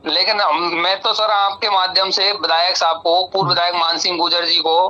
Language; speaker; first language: Hindi; native; Hindi